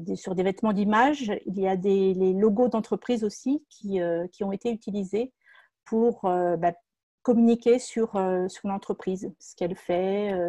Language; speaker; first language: French; native; French